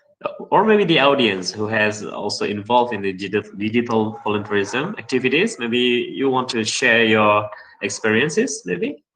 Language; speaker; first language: English; non-native, fluent; Indonesian